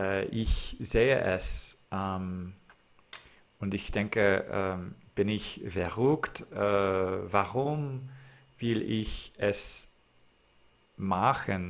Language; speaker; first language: German; non-native, learner; English